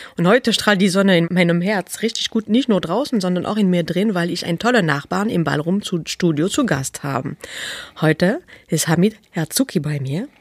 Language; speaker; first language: German; non-native, fluent; French